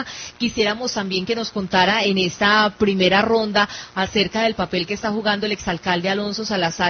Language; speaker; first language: Spanish; native; Spanish